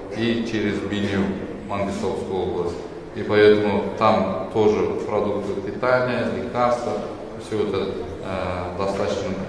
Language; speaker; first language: Russian; non-native, local second language; Kazakh